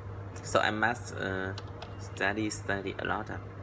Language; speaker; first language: English; non-native, learner; Vietnamese